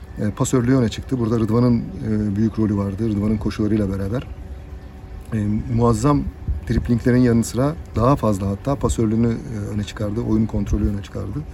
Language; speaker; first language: Turkish; native; Turkish